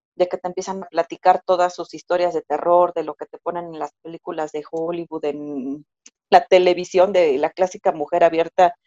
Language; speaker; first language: Spanish; native; Spanish